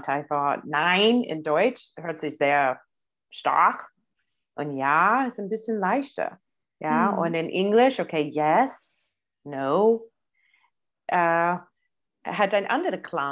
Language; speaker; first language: German; non-native, fluent; English